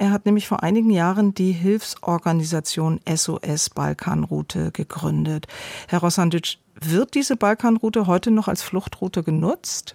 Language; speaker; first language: German; native; German